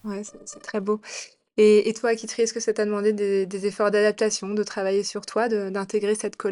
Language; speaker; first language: French; native; French